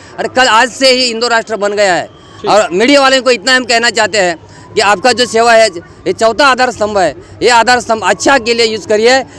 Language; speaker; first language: Hindi; non-native, local second language; Marathi